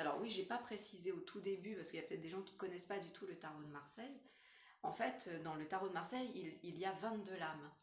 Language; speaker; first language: French; native; French